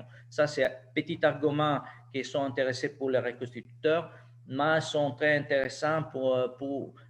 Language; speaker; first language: French; non-native, learner; Italian